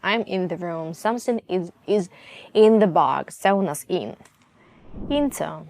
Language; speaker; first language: English; non-native, fluent; Ukrainian